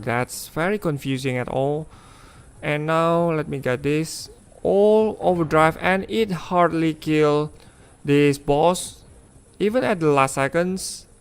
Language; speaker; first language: English; non-native, fluent; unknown